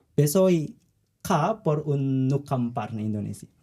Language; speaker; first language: Albanian; non-native, learner; Indonesian